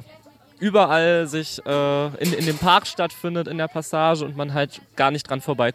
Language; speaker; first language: German; native; German